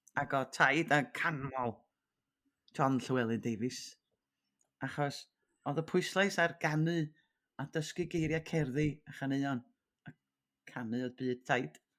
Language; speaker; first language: Welsh; native; Welsh